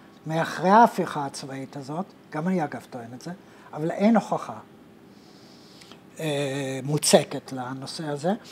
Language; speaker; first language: Hebrew; native; Hebrew